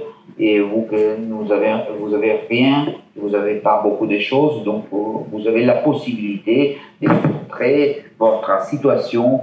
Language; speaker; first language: French; non-native, learner; Italian